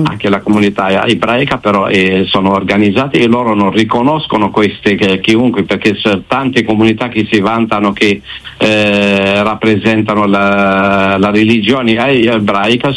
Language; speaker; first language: Italian; non-native, fluent; Arabic